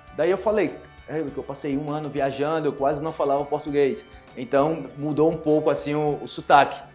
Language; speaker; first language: Portuguese; native; Portuguese